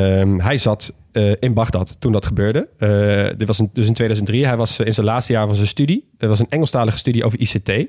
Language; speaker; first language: Dutch; native; Dutch